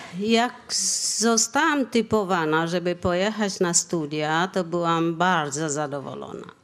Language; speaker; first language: Polish; non-native, fluent; Vietnamese